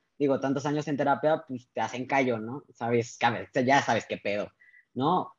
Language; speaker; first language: Spanish; native; Spanish